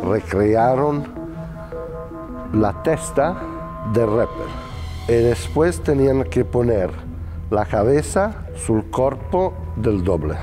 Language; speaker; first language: Spanish; non-native, learner; Italian